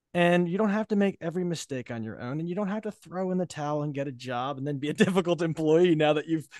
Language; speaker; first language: English; native; English